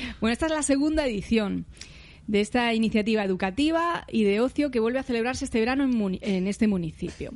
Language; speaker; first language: Spanish; native; Spanish